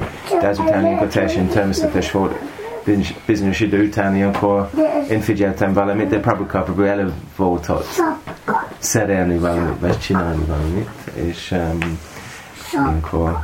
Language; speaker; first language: Hungarian; non-native, learner; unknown